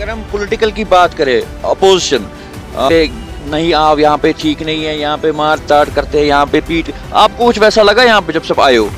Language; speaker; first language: Hindi; non-native, local second language; Kashmiri